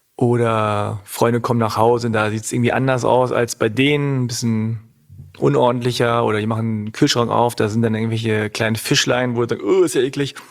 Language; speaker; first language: German; native; German